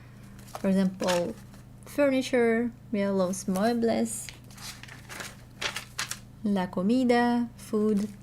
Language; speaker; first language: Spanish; non-native, learner; Russian